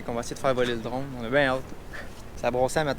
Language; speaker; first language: French; native; French